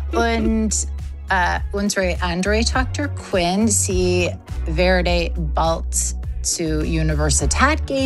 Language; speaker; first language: German; non-native, learner; English